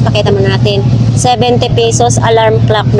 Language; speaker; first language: Filipino; native; Filipino